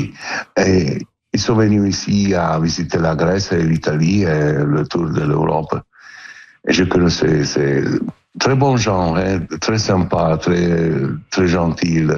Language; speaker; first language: French; non-native, learner; Italian